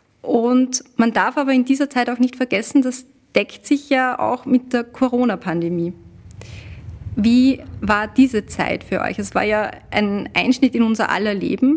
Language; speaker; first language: German; native; German